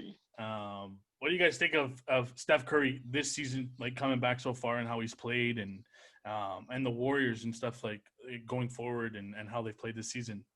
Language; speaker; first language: English; native; English